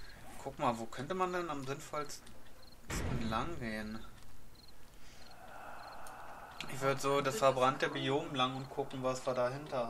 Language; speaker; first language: German; native; German